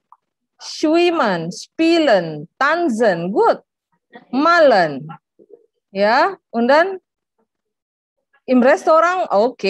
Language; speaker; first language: German; non-native, learner; Indonesian